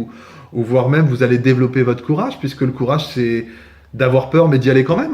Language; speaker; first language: French; native; French